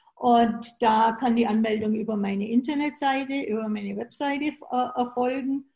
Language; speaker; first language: German; native; German